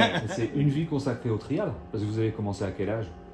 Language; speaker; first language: French; native; French